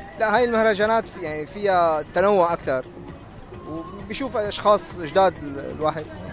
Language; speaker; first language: Arabic; native; Arabic